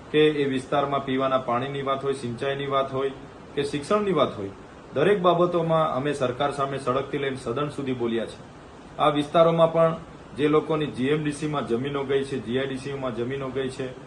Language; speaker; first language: Gujarati; non-native, local second language; Vasavi